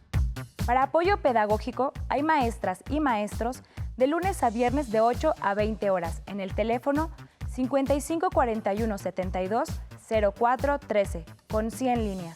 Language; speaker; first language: Spanish; native; Spanish